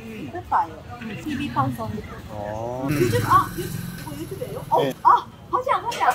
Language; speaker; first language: Korean; non-native, learner; Japanese